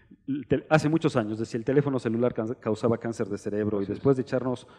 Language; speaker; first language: Spanish; native; Spanish